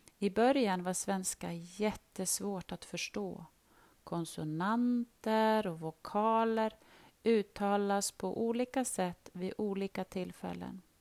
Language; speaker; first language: Swedish; non-native, learner; Arabic